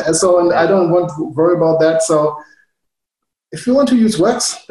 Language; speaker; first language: English; non-native, fluent; German